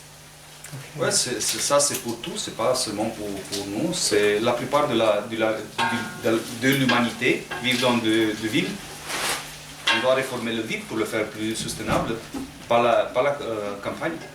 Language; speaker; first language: French; non-native, learner; Romanian